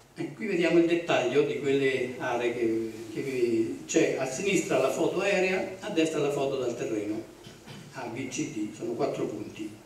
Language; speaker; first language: Italian; native; Italian